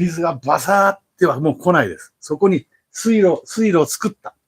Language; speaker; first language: Japanese; native; Japanese